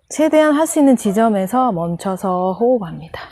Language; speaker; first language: Korean; native; Korean